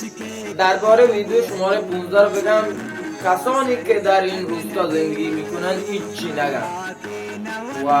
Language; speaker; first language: Persian; non-native, local second language; Baluchi